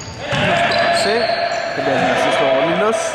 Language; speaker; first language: Greek; native; Greek